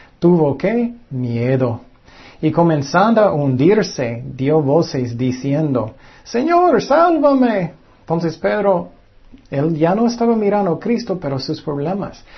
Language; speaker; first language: Spanish; non-native, fluent; English